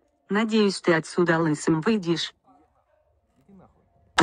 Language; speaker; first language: Russian; native; Russian